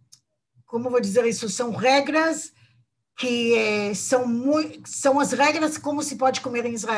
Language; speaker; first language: Portuguese; non-native, fluent; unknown